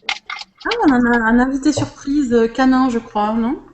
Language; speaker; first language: French; native; French